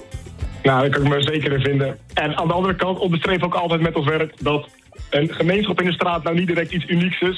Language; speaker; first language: Dutch; native; Dutch